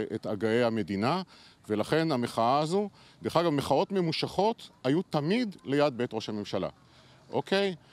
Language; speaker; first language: Hebrew; native; Hebrew